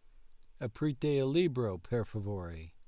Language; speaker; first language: Italian; non-native, learner; English